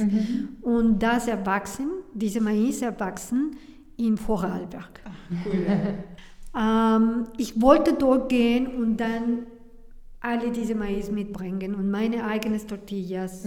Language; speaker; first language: German; non-native, learner; Spanish